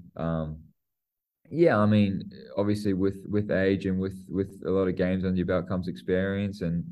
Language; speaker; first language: English; native; English